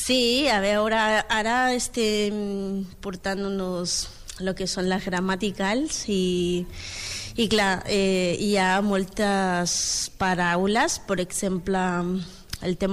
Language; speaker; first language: Catalan; non-native, learner; Spanish